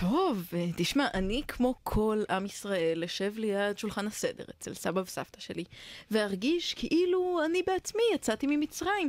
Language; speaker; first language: Hebrew; native; Hebrew